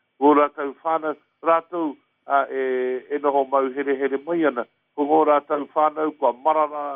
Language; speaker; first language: Māori; native; Māori